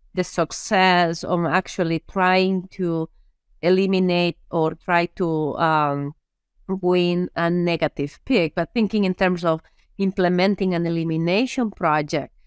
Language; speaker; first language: English; non-native, fluent; Spanish